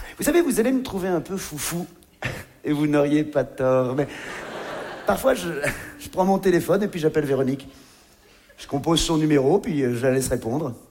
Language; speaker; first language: French; native; French